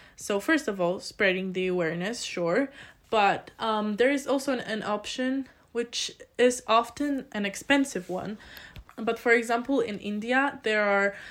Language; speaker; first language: English; non-native, fluent; Polish